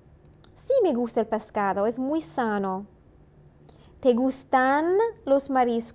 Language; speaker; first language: Spanish; non-native, fluent; English